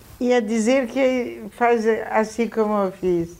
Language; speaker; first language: Portuguese; non-native, fluent; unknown